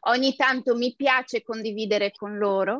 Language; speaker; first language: Italian; native; Italian